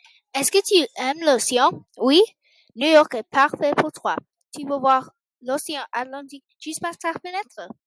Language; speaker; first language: French; non-native, learner; English